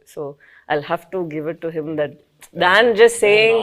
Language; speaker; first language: Telugu; non-native, fluent; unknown